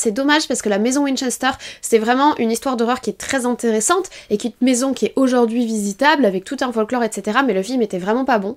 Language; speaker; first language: French; native; French